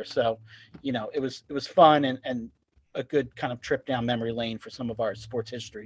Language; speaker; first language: English; native; English